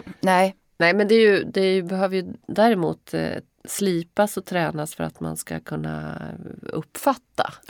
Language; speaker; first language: Swedish; native; Swedish